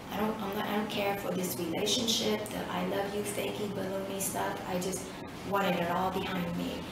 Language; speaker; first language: English; early bilingual, other home language; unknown